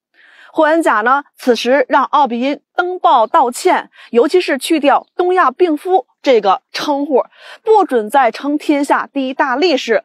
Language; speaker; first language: Chinese; native; Chinese